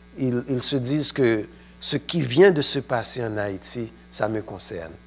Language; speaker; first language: French; non-native, local second language; Haitian Creole